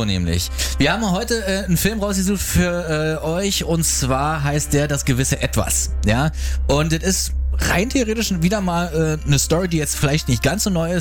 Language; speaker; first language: German; native; German